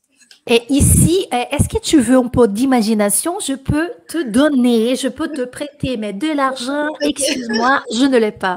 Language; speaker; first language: French; non-native, fluent; Portuguese